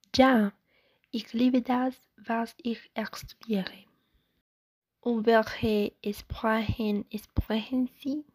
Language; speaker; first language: German; non-native, learner; Spanish